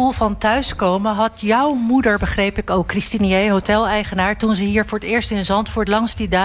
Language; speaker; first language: Dutch; native; Dutch